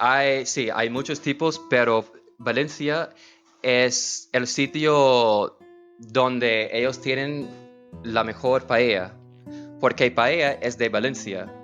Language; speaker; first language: Spanish; non-native, fluent; English